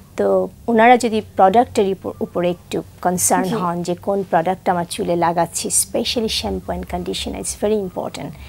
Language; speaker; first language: Bangla; native; Bangla